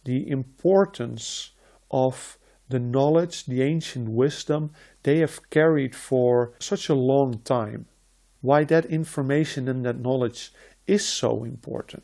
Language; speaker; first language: English; non-native, fluent; Dutch